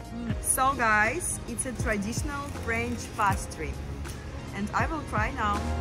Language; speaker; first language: English; non-native, learner; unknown